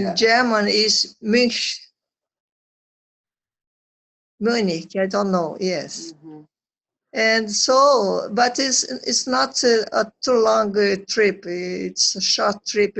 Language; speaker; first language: English; non-native, learner; Portuguese